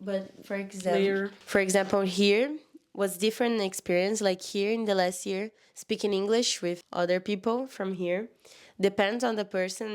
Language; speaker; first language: English; non-native, learner; Portuguese